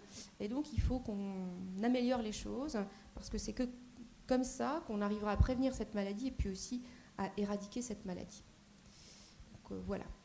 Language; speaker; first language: French; native; French